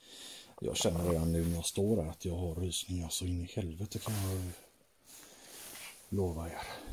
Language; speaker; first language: Swedish; native; Swedish